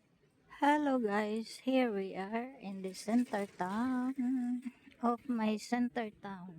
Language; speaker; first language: English; non-native, learner; Filipino